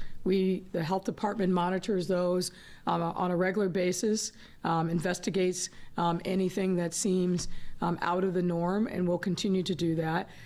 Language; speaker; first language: English; native; English